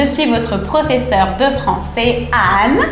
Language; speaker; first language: French; native; French